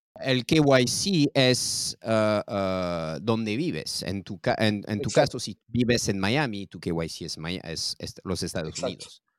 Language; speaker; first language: Spanish; non-native, learner; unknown